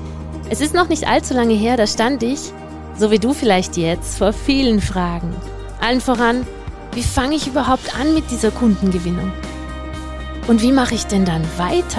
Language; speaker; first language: German; native; German